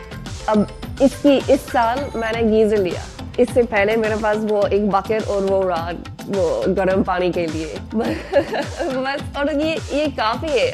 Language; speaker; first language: Hindi; non-native, learner; English